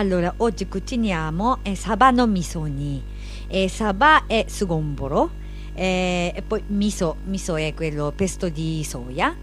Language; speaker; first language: Italian; non-native, learner; Japanese